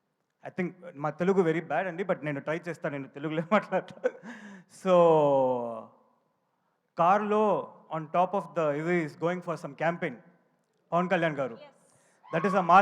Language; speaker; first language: Telugu; non-native, learner; Tamil